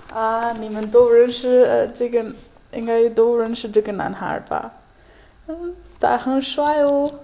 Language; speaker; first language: Chinese; non-native, fluent; Dutch